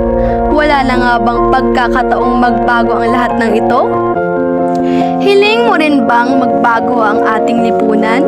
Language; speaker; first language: Filipino; native; Filipino